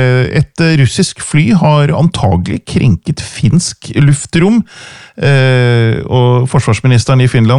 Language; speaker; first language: Norwegian; native; Norwegian